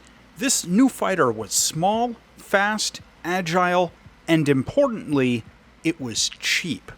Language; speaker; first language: English; native; English